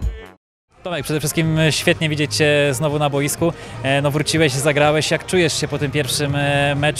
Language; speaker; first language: Polish; native; Polish